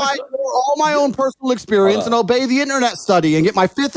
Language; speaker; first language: English; native; English